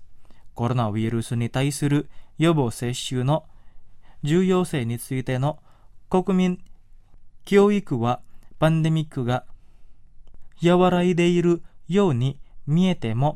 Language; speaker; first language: Japanese; non-native, fluent; Indonesian